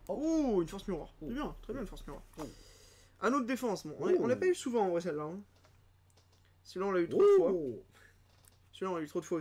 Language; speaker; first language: French; native; French